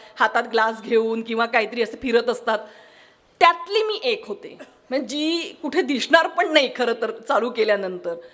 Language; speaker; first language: Marathi; non-native, local second language; Kannada